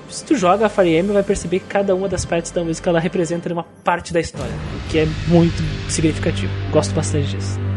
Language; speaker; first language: Portuguese; native; Portuguese